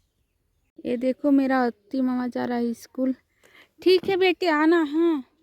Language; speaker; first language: Hindi; non-native, local second language; Bangla